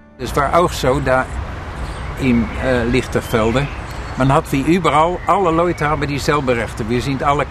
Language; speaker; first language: German; non-native, learner; Dutch